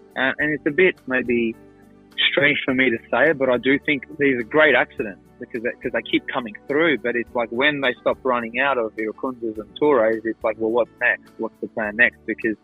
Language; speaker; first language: English; non-native, local second language; Greek